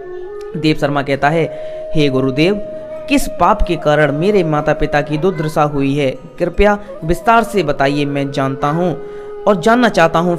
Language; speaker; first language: Hindi; native; Hindi